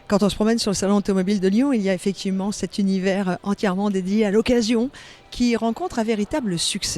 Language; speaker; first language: French; native; French